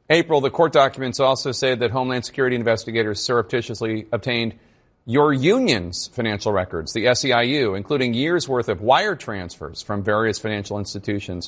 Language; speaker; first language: English; native; English